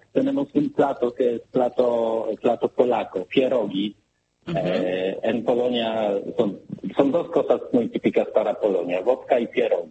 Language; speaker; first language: Spanish; non-native, learner; Polish